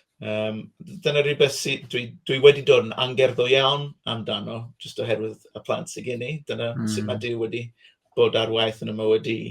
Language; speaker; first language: Welsh; non-native, fluent; English